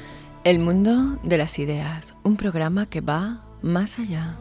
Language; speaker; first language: Spanish; native; Spanish